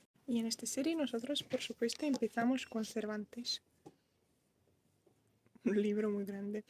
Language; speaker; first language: Spanish; non-native, fluent; Russian